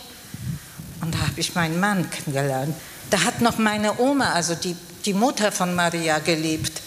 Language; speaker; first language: German; non-native, fluent; Polish